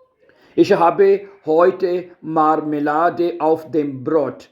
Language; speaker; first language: German; non-native, fluent; Urdu